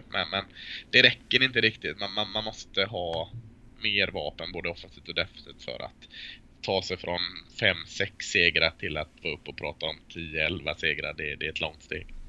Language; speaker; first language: Swedish; native; Swedish